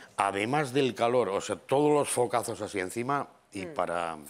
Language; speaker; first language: Spanish; native; Spanish